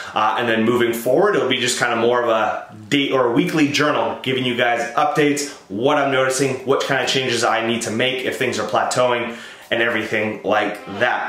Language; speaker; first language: English; native; English